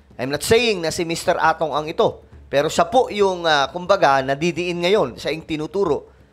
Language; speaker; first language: Filipino; non-native, local second language; Cebuano